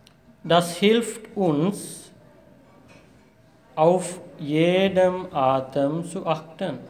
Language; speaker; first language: German; non-native, fluent; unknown